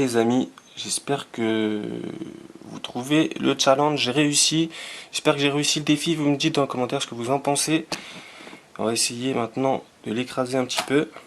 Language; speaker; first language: French; native; French